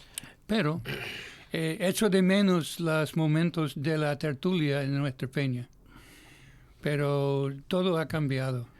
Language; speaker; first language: Spanish; non-native, fluent; English